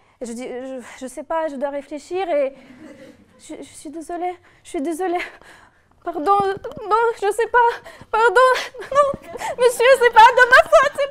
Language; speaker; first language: French; non-native, fluent; Russian